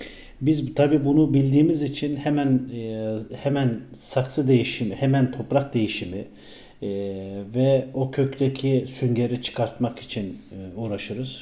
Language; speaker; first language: Turkish; native; Turkish